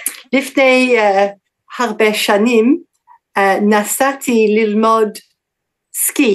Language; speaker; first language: Hebrew; non-native, learner; English